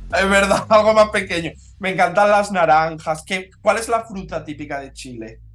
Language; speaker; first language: Spanish; non-native, local second language; Catalan